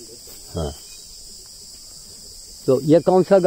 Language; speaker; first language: Hindi; native; Hindi